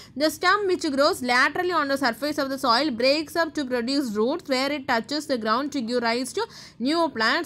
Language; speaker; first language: English; non-native, local second language; Tamil